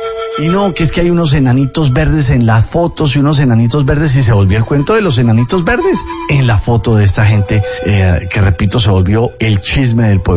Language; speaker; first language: Spanish; native; Spanish